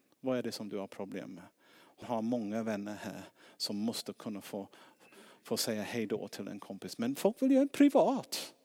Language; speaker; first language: Swedish; non-native, fluent; English